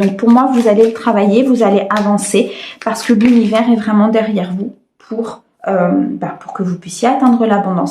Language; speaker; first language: French; native; French